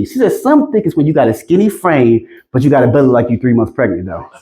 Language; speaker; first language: English; native; English